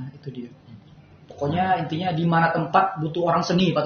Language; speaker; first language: Indonesian; native; Indonesian